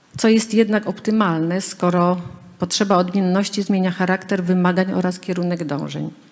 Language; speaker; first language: Polish; native; Polish